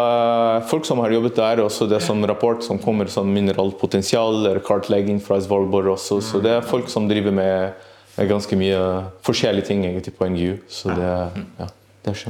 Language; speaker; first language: Norwegian; non-native, learner; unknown